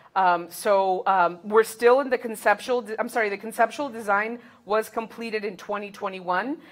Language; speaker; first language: English; early bilingual, other home language; Spanish